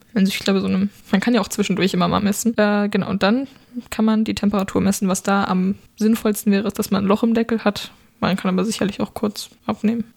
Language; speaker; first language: German; native; German